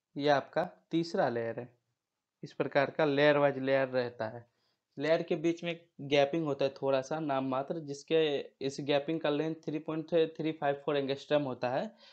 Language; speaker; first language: Hindi; native; Hindi